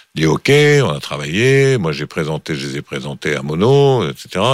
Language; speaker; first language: French; native; French